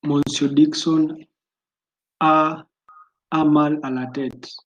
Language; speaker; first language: French; non-native, learner; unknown